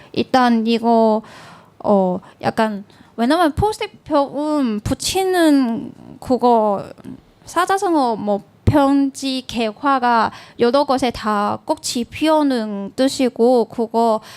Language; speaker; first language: Korean; non-native, learner; Cantonese